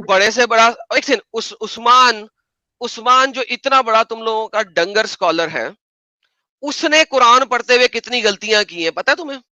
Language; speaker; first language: Urdu; native; Urdu